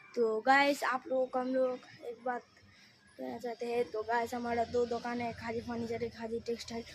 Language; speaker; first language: Hindi; non-native, local second language; Bangla